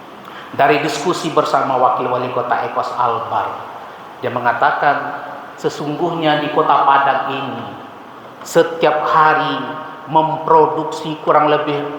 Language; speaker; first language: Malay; non-native, local second language; Minangkabau